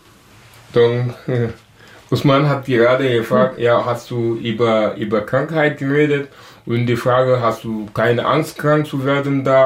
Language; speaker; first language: German; non-native, learner; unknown